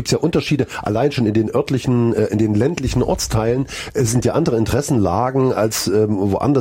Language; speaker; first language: German; native; German